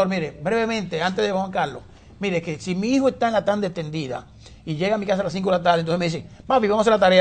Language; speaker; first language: Spanish; native; Spanish